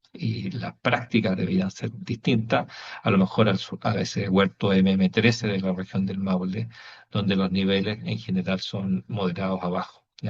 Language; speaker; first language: Spanish; native; Spanish